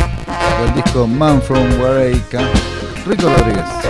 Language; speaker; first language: Spanish; native; Spanish